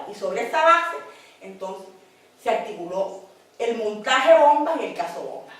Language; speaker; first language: Spanish; native; Spanish